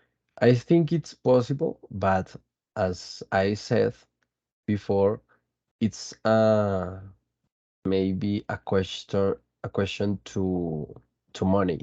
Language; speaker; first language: English; non-native, fluent; Spanish